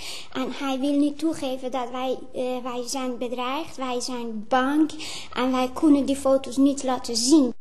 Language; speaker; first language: Dutch; non-native, fluent; Persian